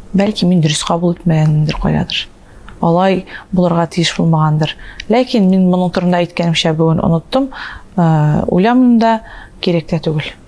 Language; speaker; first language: Tatar; native; Tatar